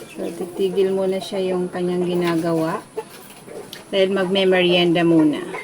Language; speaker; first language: Filipino; non-native, local second language; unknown